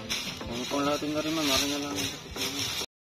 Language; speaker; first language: Filipino; native; Filipino